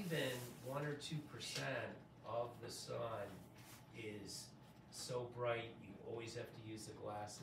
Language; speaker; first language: English; native; English